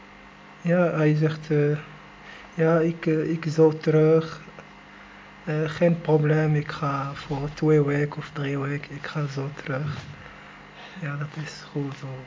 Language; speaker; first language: Dutch; non-native, learner; Arabic